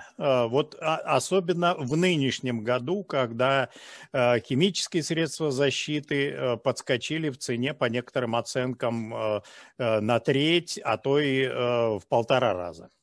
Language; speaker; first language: Russian; native; Russian